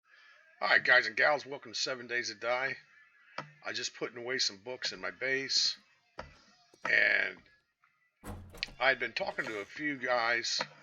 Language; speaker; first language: English; native; English